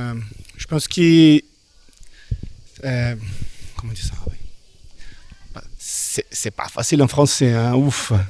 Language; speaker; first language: French; non-native, learner; Portuguese